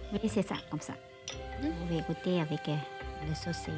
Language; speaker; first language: French; non-native, learner; Vietnamese